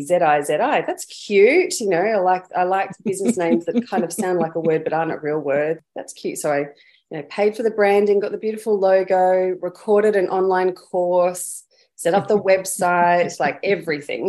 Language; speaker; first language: English; native; English